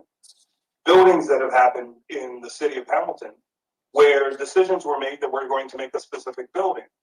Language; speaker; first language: English; native; English